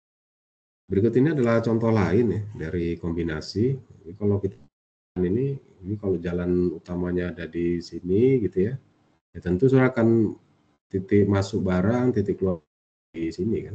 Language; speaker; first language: Indonesian; native; Indonesian